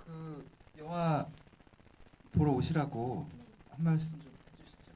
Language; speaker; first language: Korean; native; Korean